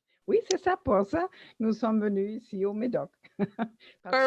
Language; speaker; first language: French; non-native, fluent; German